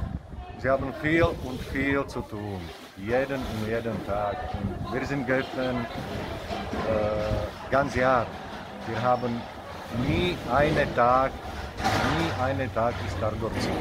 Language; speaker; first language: German; non-native, learner; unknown